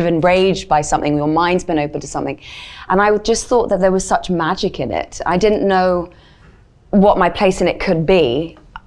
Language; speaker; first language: English; native; English